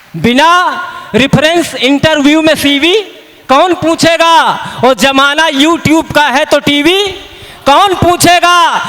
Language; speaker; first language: Hindi; native; Hindi